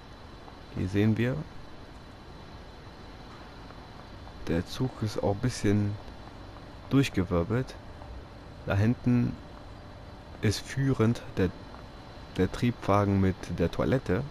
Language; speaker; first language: German; native; German